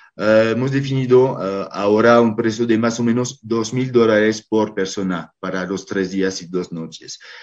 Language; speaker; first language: Spanish; non-native, fluent; French